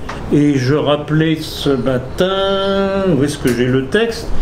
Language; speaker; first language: French; native; French